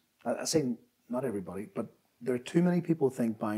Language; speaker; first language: English; native; English